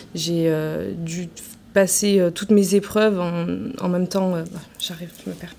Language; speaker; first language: French; native; French